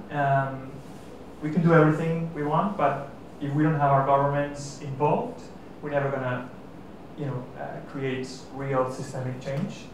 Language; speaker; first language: English; non-native, fluent; Catalan